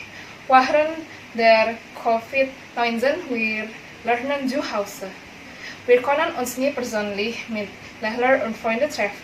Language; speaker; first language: German; non-native, learner; Indonesian